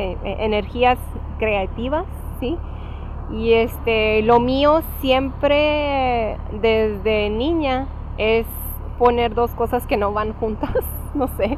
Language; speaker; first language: Spanish; early bilingual, heritage; English